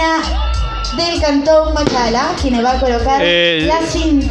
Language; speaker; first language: Spanish; native; Spanish